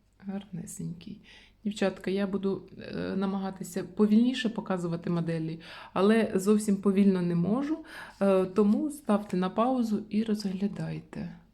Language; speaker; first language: Ukrainian; non-native, local second language; Russian